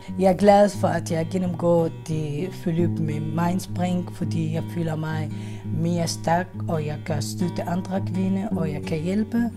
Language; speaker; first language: Danish; non-native, fluent; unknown